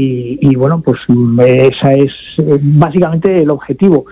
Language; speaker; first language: Spanish; native; Spanish